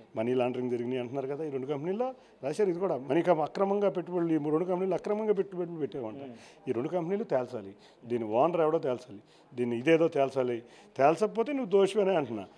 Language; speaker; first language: Telugu; native; Telugu